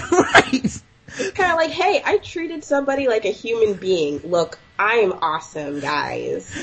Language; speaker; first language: English; native; English